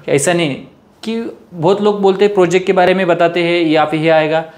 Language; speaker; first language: Hindi; non-native, local second language; Marathi